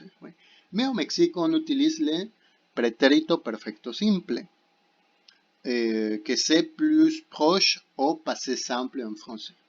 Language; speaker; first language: French; non-native, fluent; Spanish